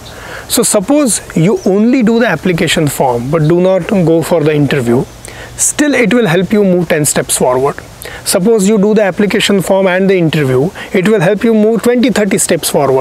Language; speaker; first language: English; non-native, local second language; Marathi